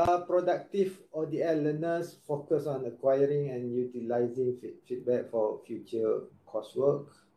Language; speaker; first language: English; non-native, local second language; Malay